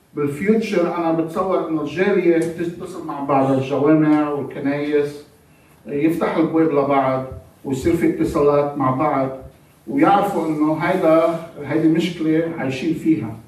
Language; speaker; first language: Arabic; native; Arabic